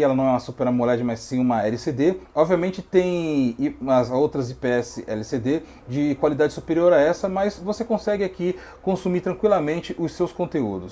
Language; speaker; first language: Portuguese; native; Portuguese